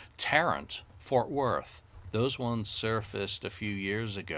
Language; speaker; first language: English; native; English